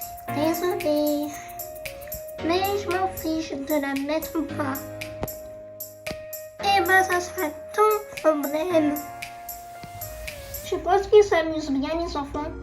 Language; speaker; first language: French; native; French